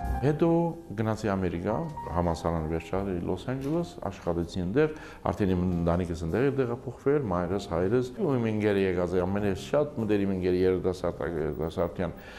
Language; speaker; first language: Armenian; early bilingual, heritage; Armenian